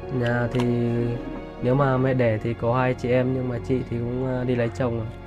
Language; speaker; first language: Vietnamese; non-native, local second language; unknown